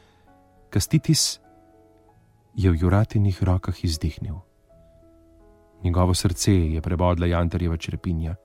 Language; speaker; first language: Slovenian; native; Slovenian